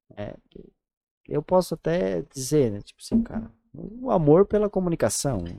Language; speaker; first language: Portuguese; native; Portuguese